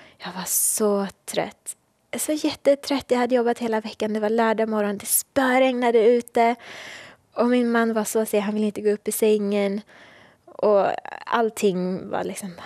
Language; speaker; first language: Swedish; early bilingual, other home language; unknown